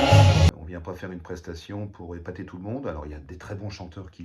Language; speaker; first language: French; native; French